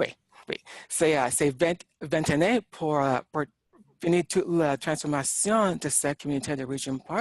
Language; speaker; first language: French; non-native, learner; English